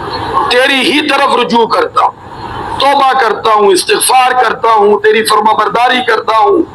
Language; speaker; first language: Urdu; native; Urdu